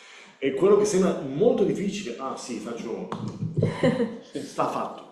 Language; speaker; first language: Italian; non-native, learner; Spanish